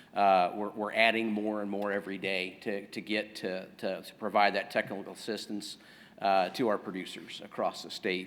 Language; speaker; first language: English; native; English